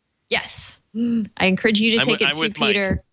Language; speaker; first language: English; native; English